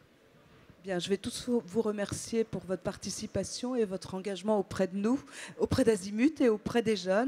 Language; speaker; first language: French; native; French